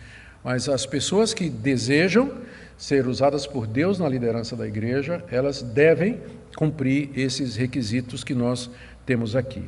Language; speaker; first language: Portuguese; native; Portuguese